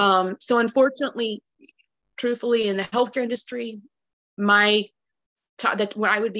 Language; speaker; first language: English; native; English